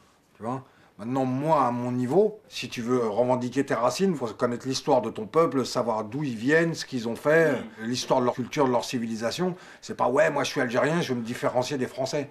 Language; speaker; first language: French; early bilingual, other home language; Arabic